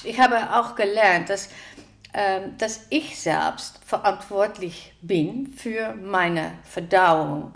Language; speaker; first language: German; non-native, fluent; Dutch